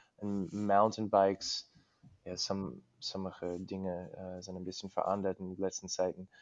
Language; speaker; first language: German; non-native, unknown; English